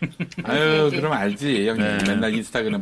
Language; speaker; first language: Korean; native; Korean